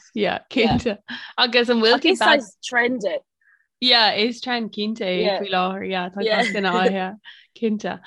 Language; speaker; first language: Irish; non-native, local second language; English